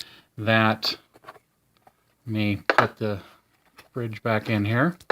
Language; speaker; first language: English; native; English